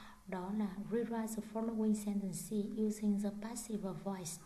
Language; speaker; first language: English; non-native, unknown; Vietnamese